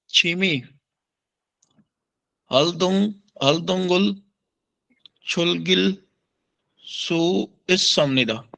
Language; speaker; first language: Korean; non-native, learner; Urdu